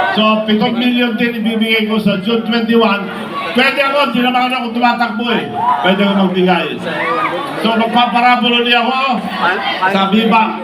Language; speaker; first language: Filipino; non-native, local second language; Iloko